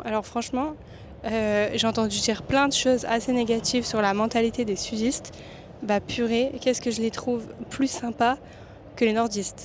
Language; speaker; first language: French; native; French